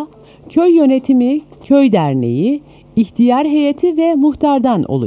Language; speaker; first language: Turkish; native; Turkish